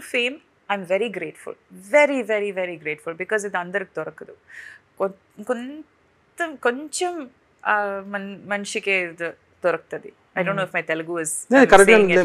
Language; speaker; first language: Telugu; non-native, fluent; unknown